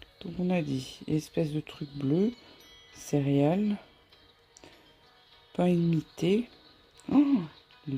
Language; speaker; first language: French; native; French